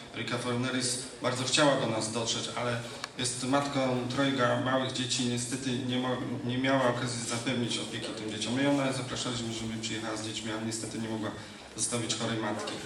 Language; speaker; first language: Polish; native; Polish